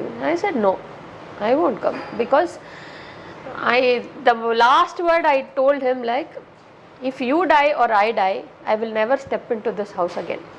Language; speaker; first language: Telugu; non-native, local second language; Tamil